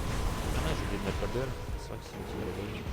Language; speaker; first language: French; native; French